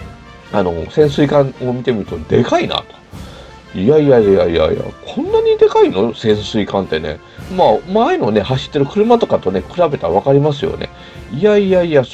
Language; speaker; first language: Japanese; native; Japanese